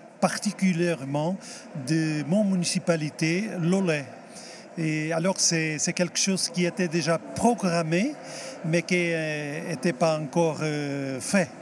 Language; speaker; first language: French; non-native, fluent; Portuguese